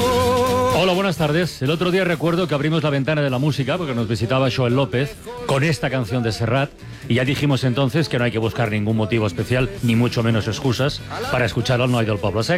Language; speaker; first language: Spanish; native; Spanish